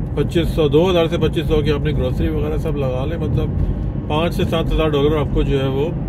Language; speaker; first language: Urdu; native; Urdu